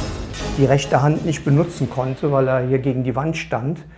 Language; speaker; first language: German; native; German